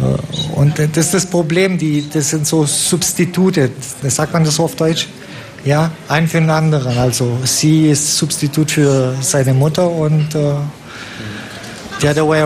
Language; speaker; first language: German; non-native, fluent; Romanian